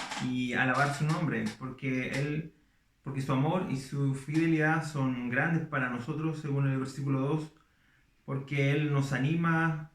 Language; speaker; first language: Spanish; native; Spanish